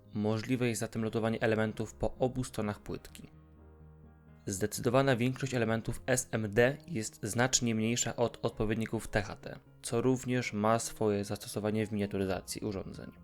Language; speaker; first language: Polish; native; Polish